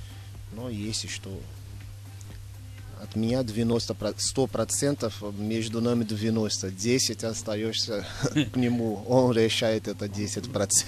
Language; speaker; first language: Russian; non-native, fluent; Portuguese